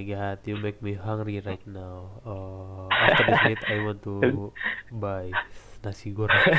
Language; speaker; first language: English; non-native, learner; Indonesian